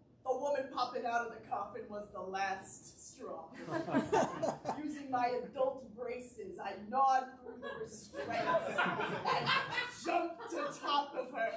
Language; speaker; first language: English; native; English